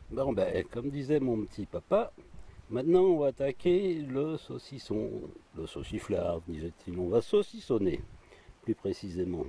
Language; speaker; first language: French; native; French